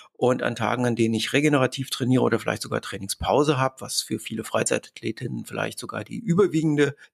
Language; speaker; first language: German; native; German